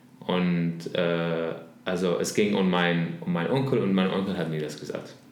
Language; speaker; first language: German; non-native, learner; Arabic